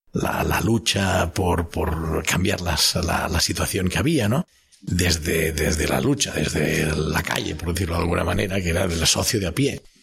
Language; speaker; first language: Spanish; non-native, local second language; Catalan